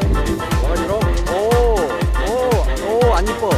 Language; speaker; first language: Korean; native; Korean